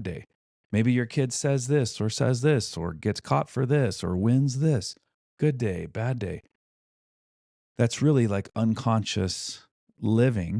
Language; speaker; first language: English; native; English